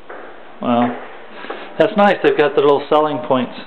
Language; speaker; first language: English; native; English